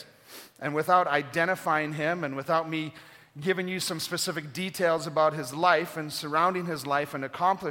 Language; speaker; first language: English; native; English